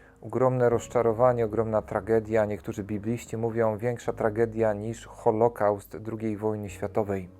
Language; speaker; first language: Polish; native; Polish